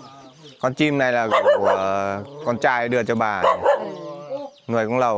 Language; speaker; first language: Vietnamese; native; Vietnamese